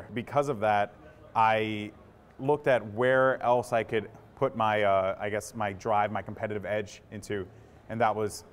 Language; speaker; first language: English; native; English